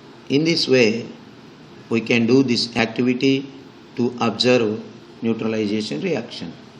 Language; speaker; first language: English; non-native, local second language; Telugu